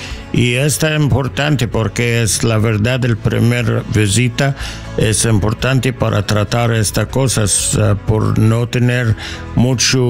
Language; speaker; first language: Spanish; non-native, learner; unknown